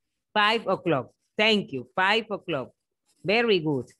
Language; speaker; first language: English; non-native, fluent; Spanish